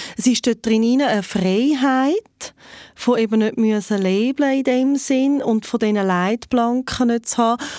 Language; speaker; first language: German; native; German